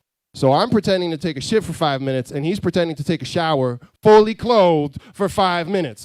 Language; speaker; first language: English; native; English